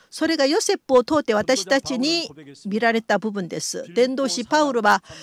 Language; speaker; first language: Japanese; non-native, fluent; Korean